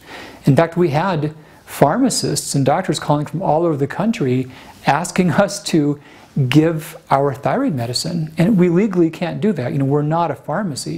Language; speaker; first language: English; native; English